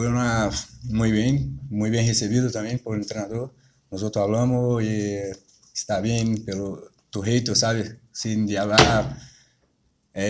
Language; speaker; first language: Spanish; non-native, learner; Portuguese